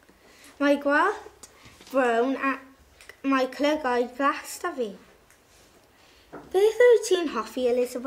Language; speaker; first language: Welsh; non-native, learner; English